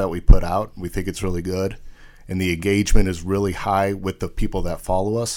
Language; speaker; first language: English; native; English